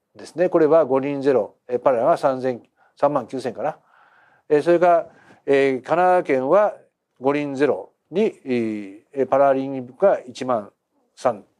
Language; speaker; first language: Japanese; native; Japanese